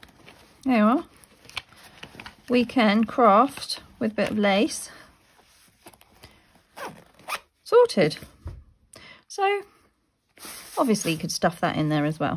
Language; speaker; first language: English; native; English